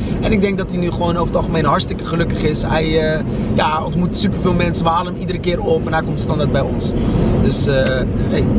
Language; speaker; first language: Dutch; early bilingual, other home language; Arabic